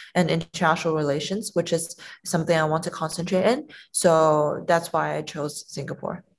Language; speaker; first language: English; non-native, fluent; Chinese